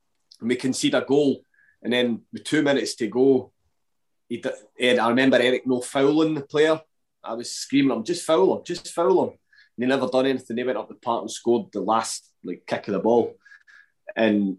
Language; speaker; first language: English; native; English